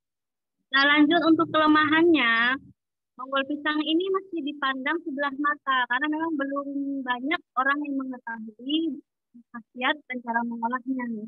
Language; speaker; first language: Indonesian; native; Indonesian